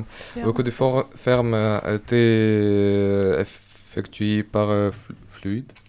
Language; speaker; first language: French; non-native, fluent; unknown